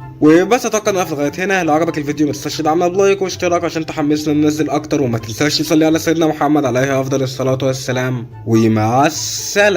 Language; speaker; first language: Arabic; native; Arabic